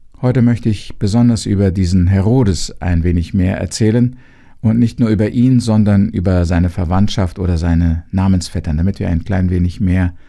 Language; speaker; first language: German; native; German